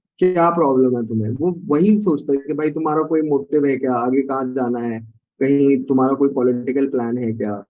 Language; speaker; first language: Hindi; non-native, local second language; Sindhi